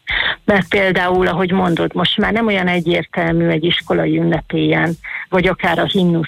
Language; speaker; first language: Hungarian; native; Hungarian